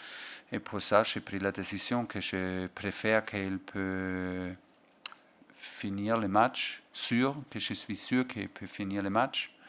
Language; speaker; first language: French; non-native, fluent; German